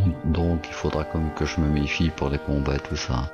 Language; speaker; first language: French; native; French